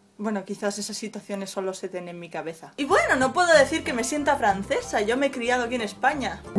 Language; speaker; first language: Spanish; early bilingual, other home language; French